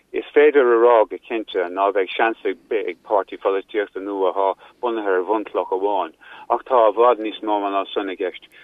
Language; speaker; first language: Irish; non-native, local second language; English